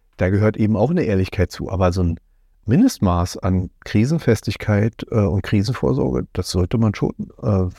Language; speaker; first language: German; native; German